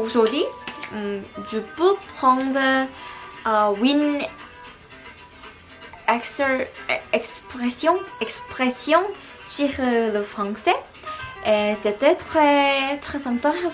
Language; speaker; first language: French; non-native, learner; Korean